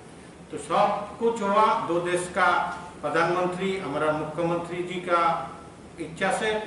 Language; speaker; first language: Hindi; non-native, local second language; Bangla